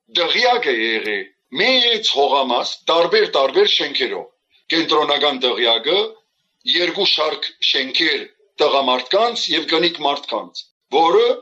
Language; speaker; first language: Armenian; early bilingual, heritage; Armenian